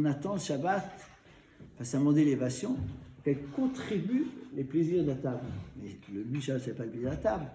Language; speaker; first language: French; native; French